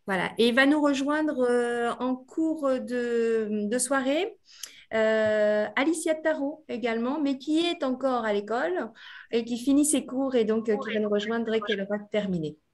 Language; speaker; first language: French; native; French